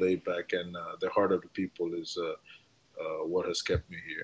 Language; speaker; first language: English; non-native, local second language; Igbo